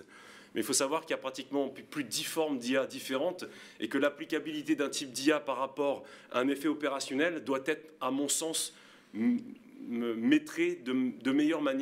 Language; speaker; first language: French; native; French